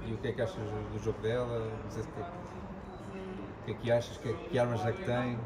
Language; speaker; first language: Portuguese; native; Portuguese